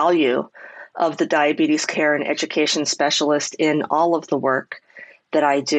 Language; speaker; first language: English; native; English